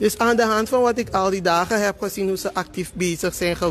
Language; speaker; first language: Dutch; native; Dutch